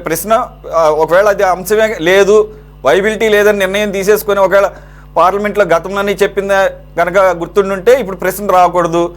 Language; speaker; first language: Telugu; native; Telugu